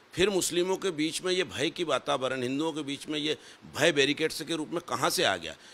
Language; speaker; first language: Hindi; native; Hindi